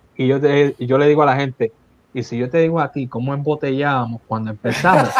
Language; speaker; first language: Spanish; native; Spanish